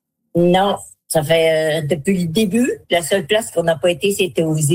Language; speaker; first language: French; native; French